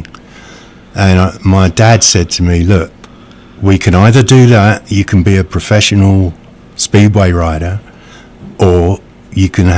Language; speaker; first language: English; native; English